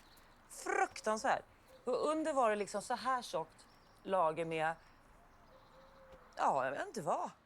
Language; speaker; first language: Swedish; native; Swedish